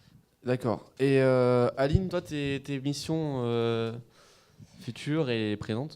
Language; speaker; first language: French; native; French